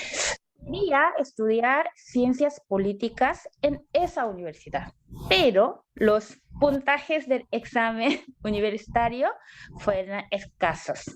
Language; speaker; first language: Spanish; non-native, learner; Korean